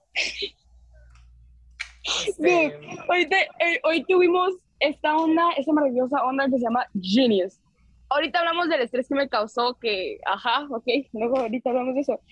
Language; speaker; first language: Spanish; early bilingual, heritage; Spanish